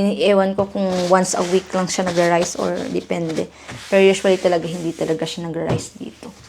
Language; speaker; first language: Filipino; non-native, local second language; Hiligaynon